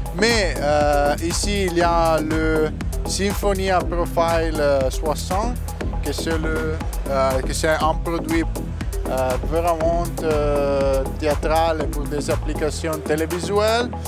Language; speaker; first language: French; non-native, learner; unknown